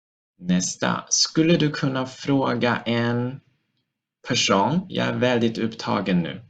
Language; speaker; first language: Swedish; non-native, fluent; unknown